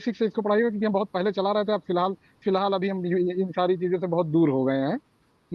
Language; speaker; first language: Hindi; native; Hindi